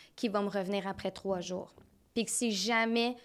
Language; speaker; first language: French; native; French